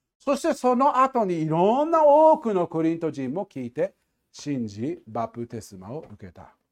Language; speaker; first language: Japanese; non-native, fluent; English